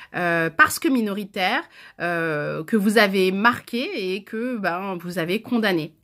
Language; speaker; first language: French; native; French